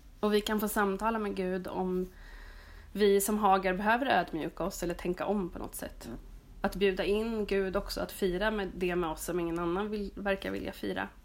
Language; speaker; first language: Swedish; native; Swedish